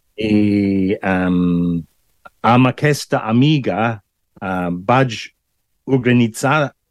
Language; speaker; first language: Catalan; non-native, learner; English